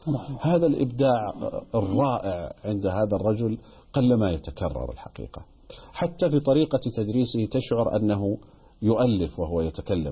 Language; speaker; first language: Arabic; native; Arabic